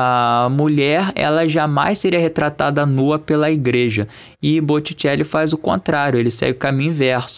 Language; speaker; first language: Portuguese; native; Portuguese